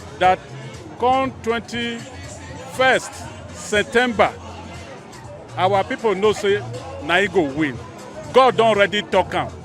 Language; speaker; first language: Nigerian Pidgin; non-native, local second language; Esan